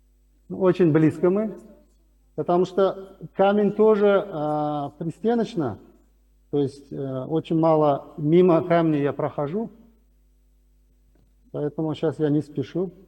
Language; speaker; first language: Russian; non-native, local second language; Uzbek